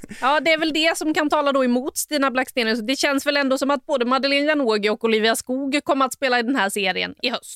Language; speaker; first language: Swedish; native; Swedish